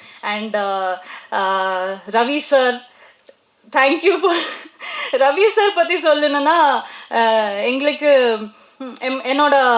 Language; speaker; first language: Tamil; non-native, local second language; Kannada